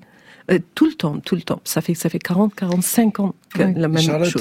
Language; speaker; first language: French; non-native, learner; Persian